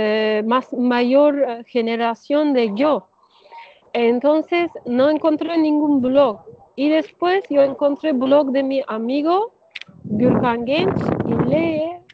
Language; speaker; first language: Spanish; non-native, learner; Turkish